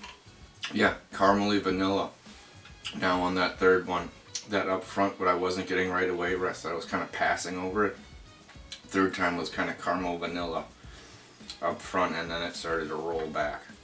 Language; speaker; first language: English; native; English